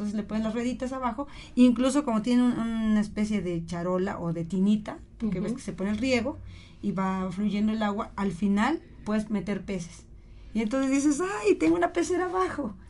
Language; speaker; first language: Spanish; native; Spanish